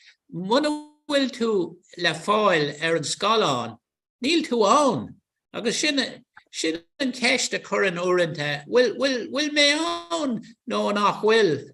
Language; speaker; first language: Irish; non-native, local second language; English